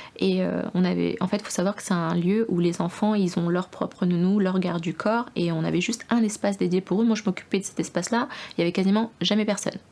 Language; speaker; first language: French; early bilingual, other home language; Russian